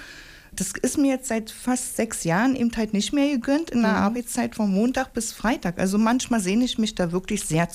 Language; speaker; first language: German; native; German